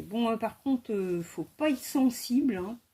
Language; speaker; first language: French; native; French